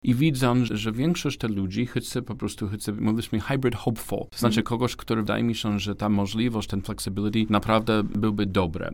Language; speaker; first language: Polish; non-native, learner; English